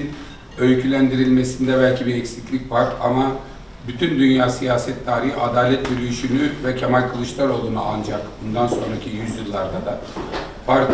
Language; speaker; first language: Turkish; native; Turkish